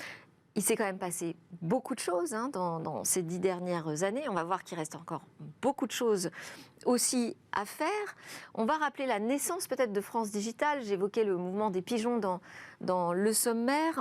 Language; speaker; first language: French; native; French